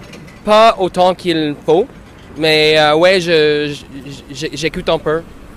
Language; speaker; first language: French; non-native, local second language; English